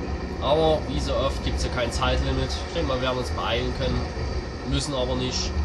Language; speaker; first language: German; native; German